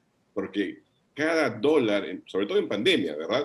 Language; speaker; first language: Spanish; native; Spanish